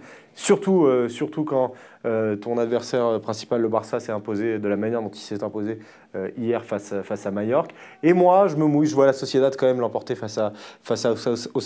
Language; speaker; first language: French; native; French